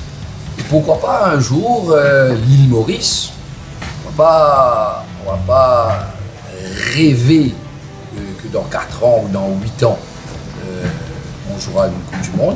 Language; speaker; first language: French; non-native, local second language; Morisyen